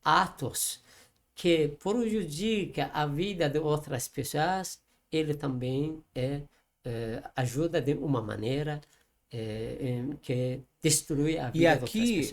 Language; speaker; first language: Portuguese; non-native, learner; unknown